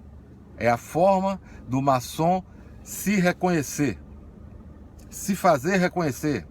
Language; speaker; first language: Portuguese; native; Portuguese